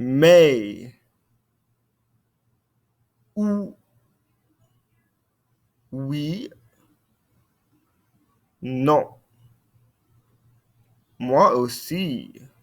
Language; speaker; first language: French; non-native, fluent; English